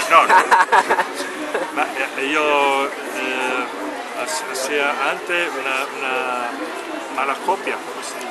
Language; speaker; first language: Spanish; non-native, learner; Italian